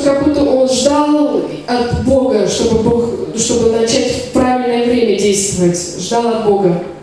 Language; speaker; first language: Russian; native; Russian